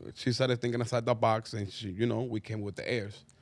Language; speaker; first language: English; non-native, fluent; Spanish